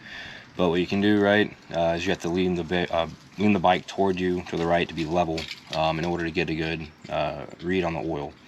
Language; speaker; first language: English; native; English